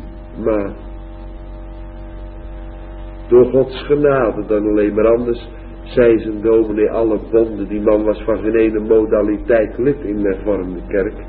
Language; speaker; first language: Dutch; native; Dutch